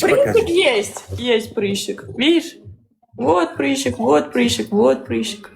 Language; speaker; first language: Russian; native; Russian